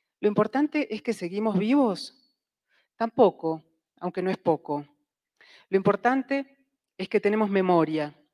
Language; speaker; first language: Spanish; native; Spanish